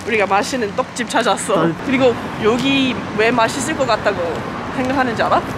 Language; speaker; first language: Korean; non-native, fluent; English